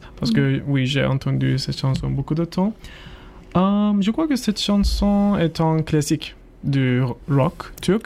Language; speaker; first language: French; non-native, learner; Turkish